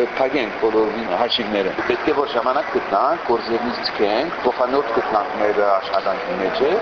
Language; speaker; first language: Armenian; early bilingual, heritage; Armenian